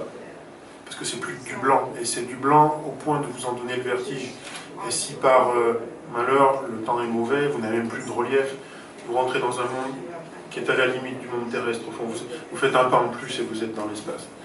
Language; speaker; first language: French; native; French